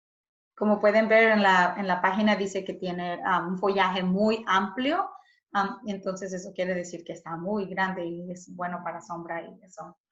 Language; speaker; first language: Spanish; early bilingual, heritage; Spanish